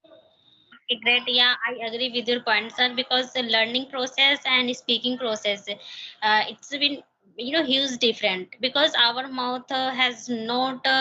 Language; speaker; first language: English; non-native, learner; Hindi